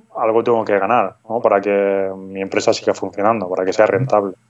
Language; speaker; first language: Spanish; native; Spanish